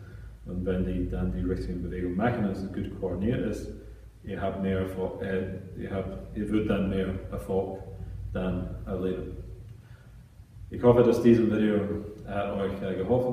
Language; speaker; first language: German; non-native, fluent; English